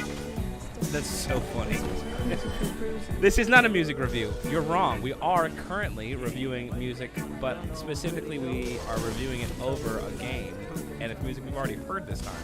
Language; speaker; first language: English; native; English